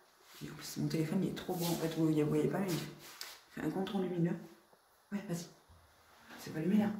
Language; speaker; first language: French; native; French